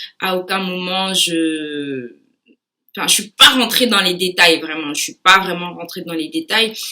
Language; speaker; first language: French; early bilingual, other home language; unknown